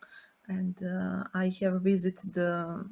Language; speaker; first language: English; non-native, learner; Serbian